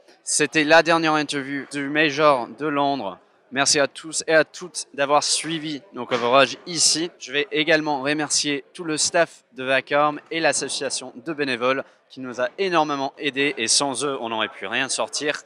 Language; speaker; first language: French; native; French